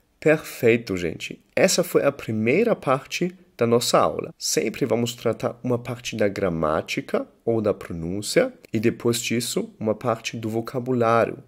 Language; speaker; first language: Portuguese; non-native, fluent; German